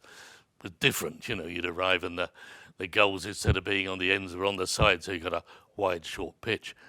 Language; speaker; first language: English; native; English